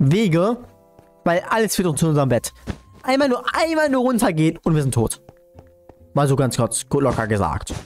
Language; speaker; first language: German; native; German